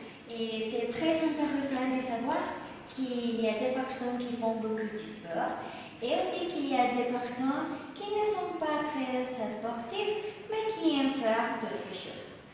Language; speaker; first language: French; non-native, learner; Spanish